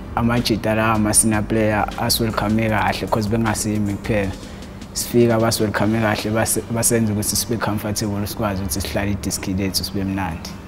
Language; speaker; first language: Zulu; non-native, local second language; Xhosa